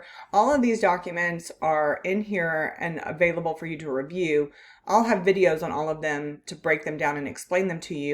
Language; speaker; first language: English; native; English